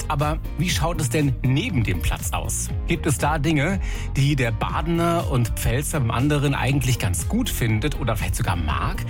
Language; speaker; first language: German; native; German